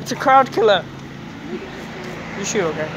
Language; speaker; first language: English; native; English